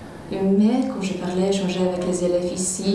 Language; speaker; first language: French; non-native, fluent; Polish